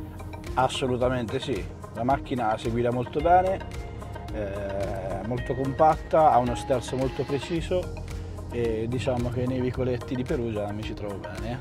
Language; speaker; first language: Italian; native; Italian